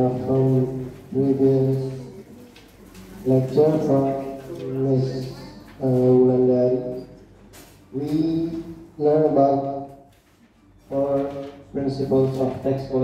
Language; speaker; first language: English; non-native, learner; Indonesian